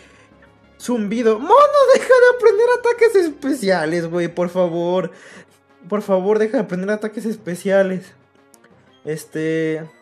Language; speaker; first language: Spanish; native; Spanish